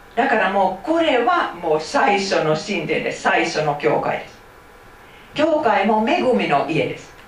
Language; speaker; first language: Japanese; non-native, fluent; Finnish